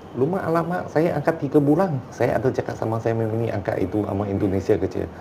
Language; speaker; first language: Malay; non-native, local second language; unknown